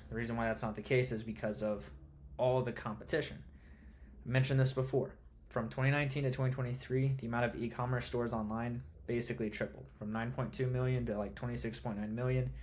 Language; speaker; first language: English; native; English